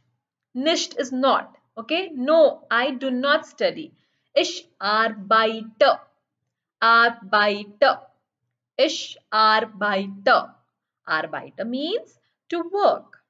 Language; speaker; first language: German; non-native, learner; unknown